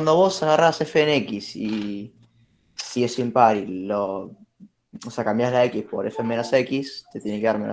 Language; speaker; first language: Spanish; native; Spanish